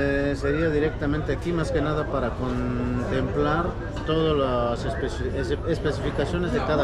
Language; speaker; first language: Spanish; native; Spanish